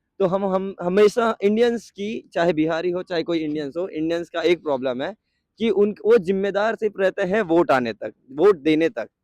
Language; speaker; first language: Hindi; native; Hindi